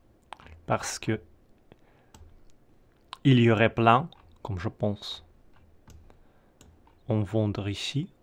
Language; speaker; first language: French; non-native, learner; Russian